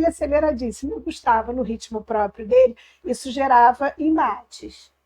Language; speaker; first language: Portuguese; native; Portuguese